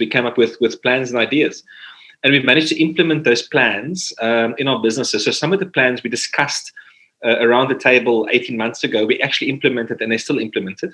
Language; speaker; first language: English; non-native, local second language; Afrikaans